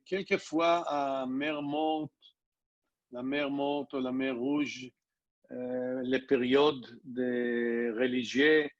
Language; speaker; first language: French; non-native, learner; Hebrew